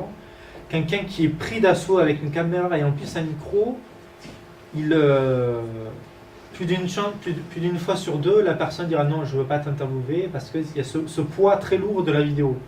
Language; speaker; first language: French; native; French